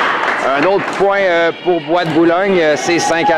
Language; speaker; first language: French; native; French